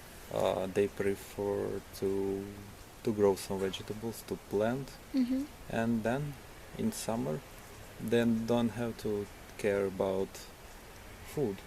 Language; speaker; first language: English; non-native, learner; Ukrainian